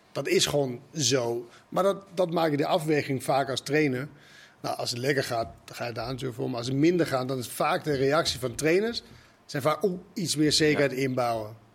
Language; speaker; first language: Dutch; non-native, fluent; Danish